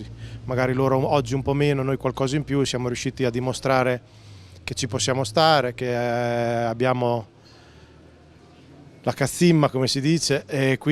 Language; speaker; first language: Italian; native; Italian